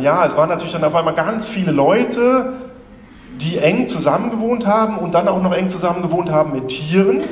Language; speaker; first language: German; native; German